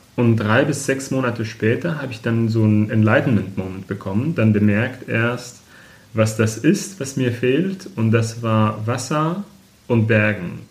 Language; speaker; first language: German; non-native, fluent; Arabic